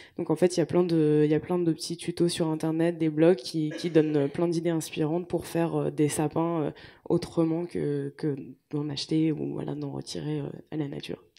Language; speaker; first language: French; native; French